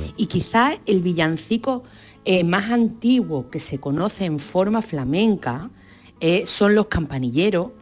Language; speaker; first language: Spanish; native; Spanish